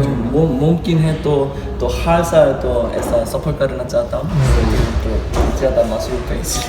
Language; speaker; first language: Hindi; non-native, learner; Korean